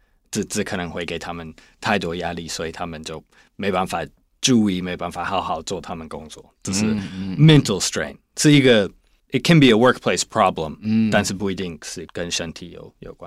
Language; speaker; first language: Chinese; non-native, learner; English